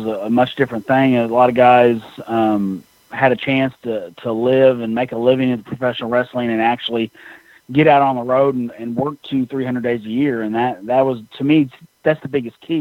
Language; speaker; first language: English; native; English